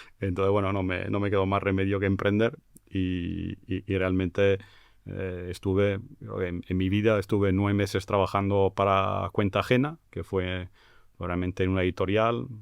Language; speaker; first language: Spanish; non-native, fluent; English